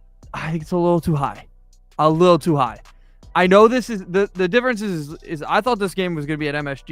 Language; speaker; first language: English; native; English